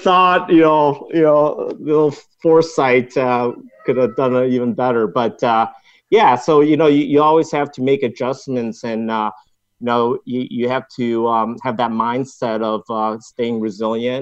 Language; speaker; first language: English; non-native, local second language; Cantonese